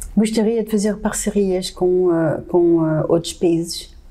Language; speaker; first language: Portuguese; non-native, fluent; French